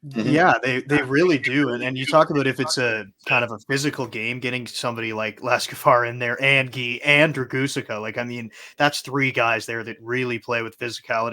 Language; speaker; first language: English; native; English